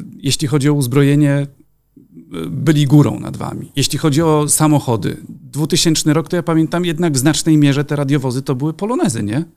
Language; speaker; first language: Polish; native; Polish